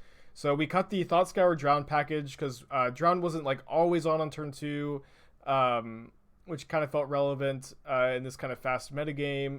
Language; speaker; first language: English; native; English